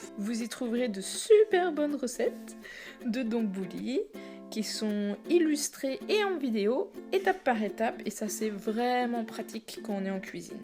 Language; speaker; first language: French; native; French